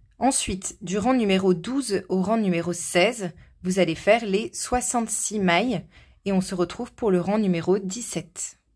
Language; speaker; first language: French; native; French